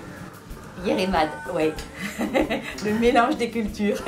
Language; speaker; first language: French; non-native, local second language; Arabic